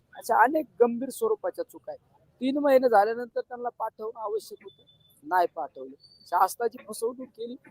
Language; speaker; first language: Marathi; native; Marathi